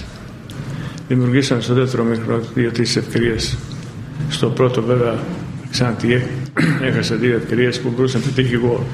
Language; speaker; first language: Greek; non-native, fluent; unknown